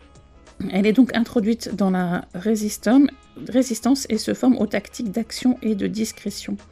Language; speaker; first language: French; native; French